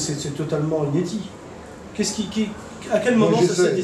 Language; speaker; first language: French; native; French